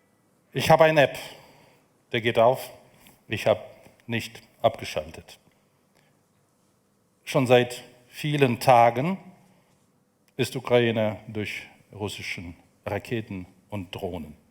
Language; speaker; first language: German; non-native, fluent; Ukrainian